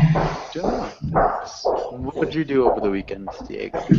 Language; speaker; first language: English; native; English